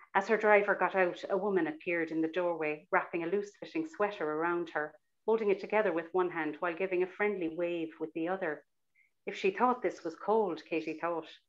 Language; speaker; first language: English; native; English